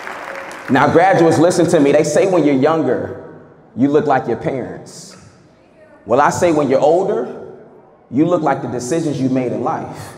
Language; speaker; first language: English; native; English